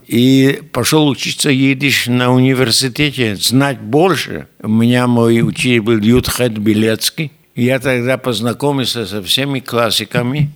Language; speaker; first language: Russian; non-native, fluent; Yiddish